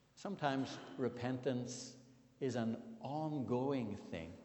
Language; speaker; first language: English; native; English